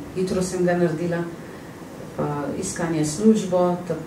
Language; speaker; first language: Slovenian; non-native, fluent; Arabic